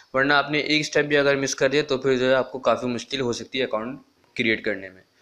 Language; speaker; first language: Urdu; non-native, local second language; Punjabi